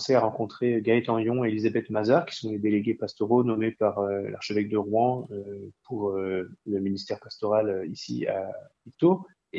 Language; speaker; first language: French; native; French